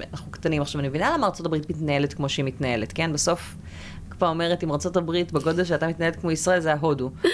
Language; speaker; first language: Hebrew; early bilingual, other home language; Russian